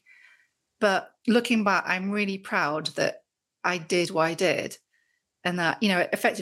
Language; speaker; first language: English; native; English